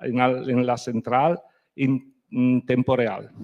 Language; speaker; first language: Spanish; non-native, fluent; Italian